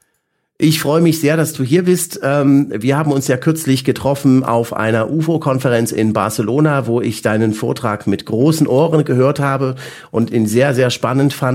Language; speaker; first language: German; native; German